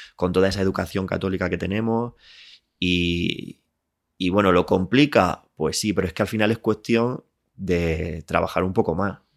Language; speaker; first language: Spanish; native; Spanish